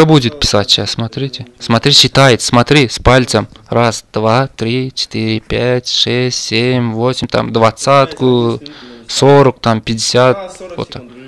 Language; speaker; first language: Russian; non-native, learner; Turkmen